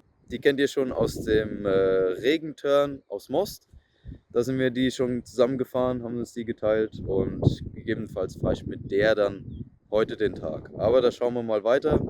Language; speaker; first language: German; native; German